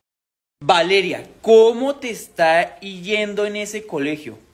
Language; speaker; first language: Spanish; native; Spanish